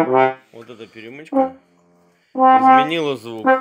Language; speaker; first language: Russian; native; Russian